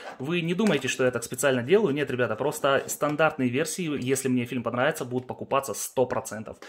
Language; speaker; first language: Russian; early bilingual, heritage; Russian